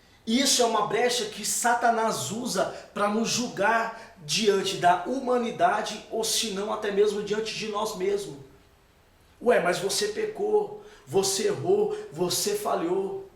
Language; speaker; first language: Portuguese; native; Portuguese